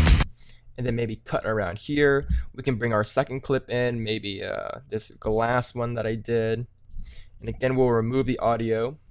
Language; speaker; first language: English; native; English